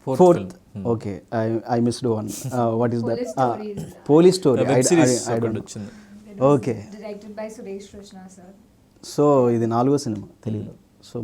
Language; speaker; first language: Telugu; native; Telugu